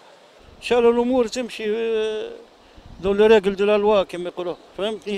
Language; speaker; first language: Arabic; native; Arabic